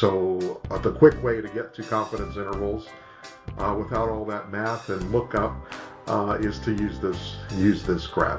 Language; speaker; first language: English; native; English